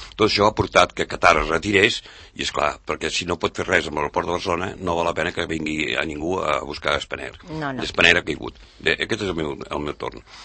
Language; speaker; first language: Catalan; native; Catalan